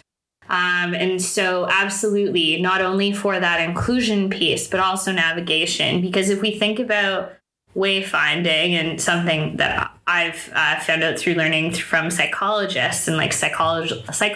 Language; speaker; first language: English; native; English